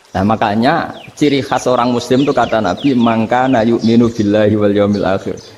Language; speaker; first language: Indonesian; non-native, local second language; Javanese